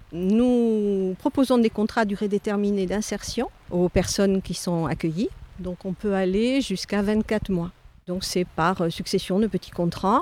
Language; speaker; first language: French; native; French